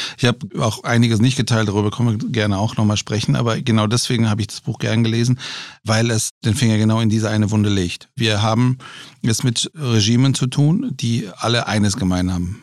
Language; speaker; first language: German; early bilingual, other home language; Persian